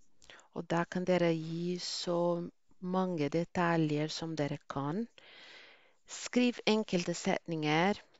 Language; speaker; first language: Norwegian; non-native, fluent; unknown